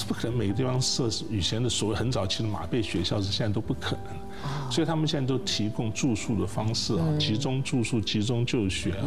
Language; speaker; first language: Chinese; native; Chinese